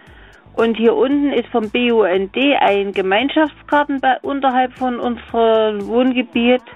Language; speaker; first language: German; native; German